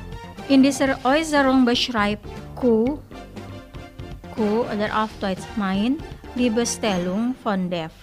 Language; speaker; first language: German; non-native, fluent; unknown